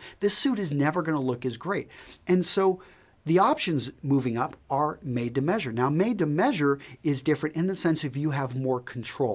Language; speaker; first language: English; native; English